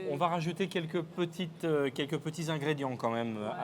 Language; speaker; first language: French; native; French